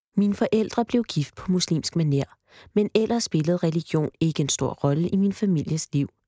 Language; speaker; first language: Danish; early bilingual, heritage; Danish